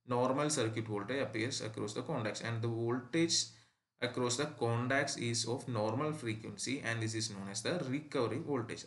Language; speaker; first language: English; non-native, local second language; Malayalam